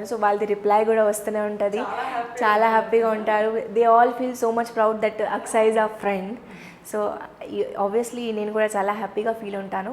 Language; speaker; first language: Telugu; non-native, fluent; Hindi